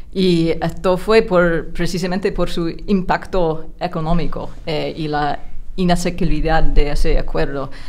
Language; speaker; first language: Spanish; non-native, fluent; English